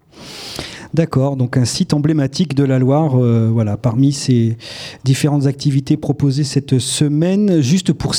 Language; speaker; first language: French; native; French